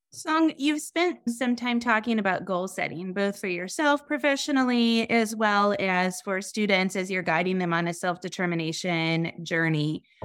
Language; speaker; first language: English; native; English